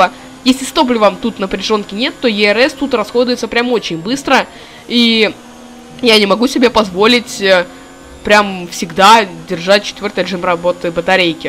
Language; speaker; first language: Russian; native; Russian